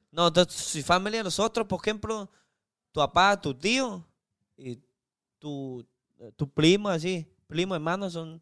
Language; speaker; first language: Spanish; non-native, learner; Chinese